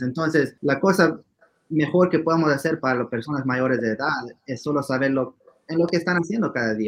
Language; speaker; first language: Spanish; early bilingual, heritage; Spanish